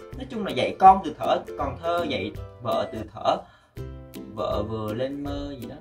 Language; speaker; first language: Vietnamese; native; Vietnamese